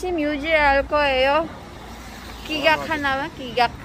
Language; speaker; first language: Korean; non-native, local second language; Filipino